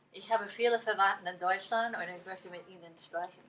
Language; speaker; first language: German; non-native, learner; English